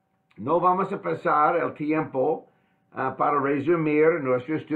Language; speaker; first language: Spanish; non-native, fluent; English